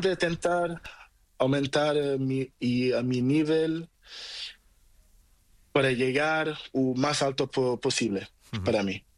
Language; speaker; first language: Spanish; non-native, learner; Portuguese